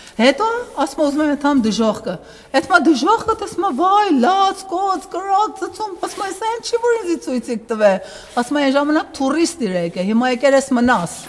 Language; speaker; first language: Armenian; early bilingual, heritage; Armenian